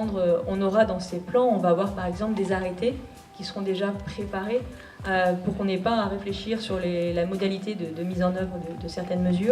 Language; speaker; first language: French; native; French